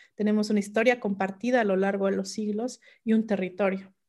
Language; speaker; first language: Spanish; non-native, local second language; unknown